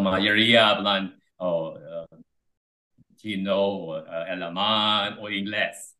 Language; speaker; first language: Spanish; non-native, learner; English